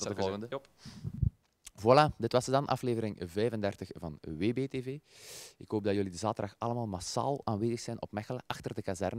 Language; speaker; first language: Dutch; native; Dutch